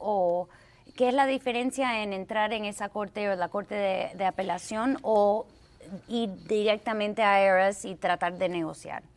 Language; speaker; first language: Spanish; early bilingual, heritage; Spanish